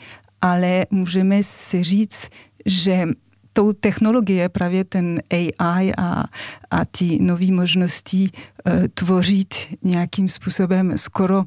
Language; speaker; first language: Czech; non-native, fluent; French